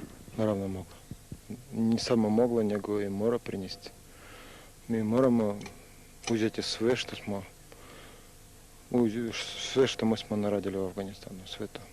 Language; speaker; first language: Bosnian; non-native, learner; Russian